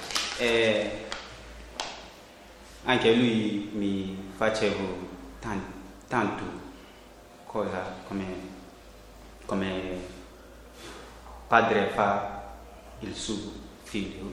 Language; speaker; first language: Italian; non-native, learner; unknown